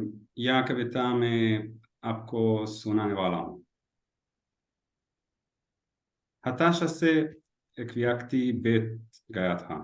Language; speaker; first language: Hindi; non-native, learner; Hebrew